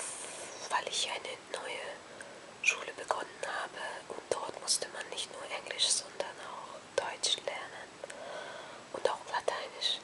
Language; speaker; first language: German; non-native, fluent; Hungarian